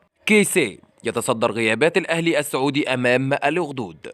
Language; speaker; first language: Arabic; native; Arabic